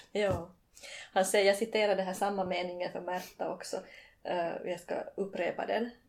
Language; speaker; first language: Swedish; native; Swedish